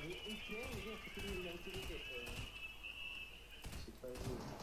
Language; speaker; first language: French; native; French